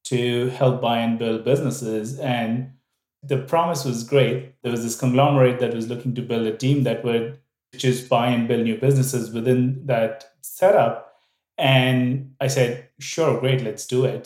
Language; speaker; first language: English; non-native, local second language; Hindi